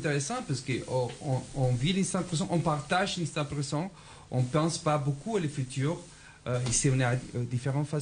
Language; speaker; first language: French; non-native, fluent; Spanish